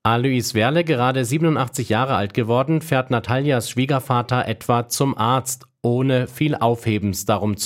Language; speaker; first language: German; native; German